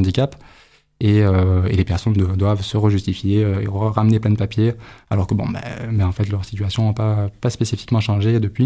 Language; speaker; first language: French; native; French